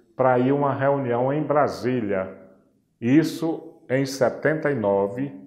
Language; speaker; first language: Portuguese; native; Portuguese